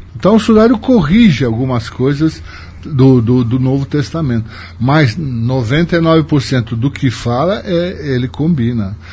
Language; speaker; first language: Portuguese; native; Portuguese